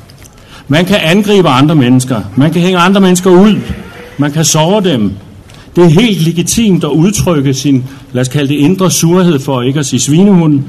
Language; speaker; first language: Danish; native; Danish